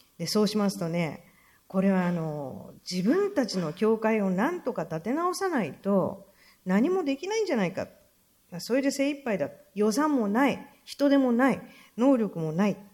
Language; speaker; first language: Japanese; native; Japanese